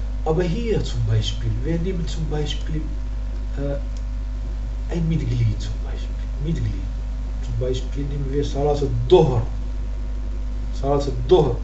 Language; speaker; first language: German; non-native, fluent; Arabic